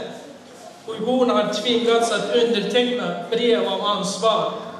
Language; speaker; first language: Swedish; non-native, fluent; Uyghur